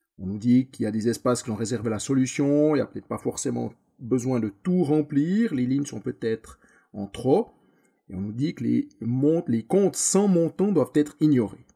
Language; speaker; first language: French; native; French